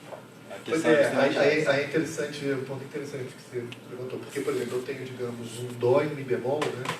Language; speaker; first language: Portuguese; native; Portuguese